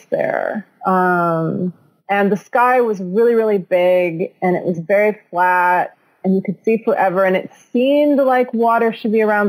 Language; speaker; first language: English; native; English